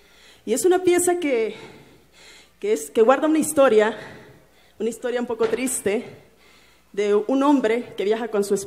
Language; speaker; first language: Spanish; native; Spanish